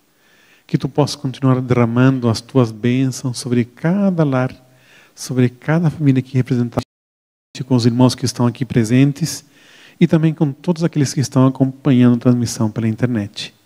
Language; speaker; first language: Portuguese; native; Portuguese